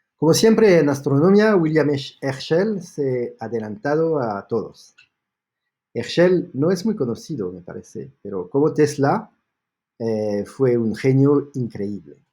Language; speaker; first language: Spanish; non-native, fluent; French